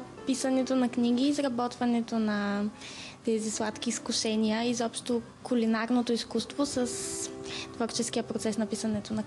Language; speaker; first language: Bulgarian; native; Bulgarian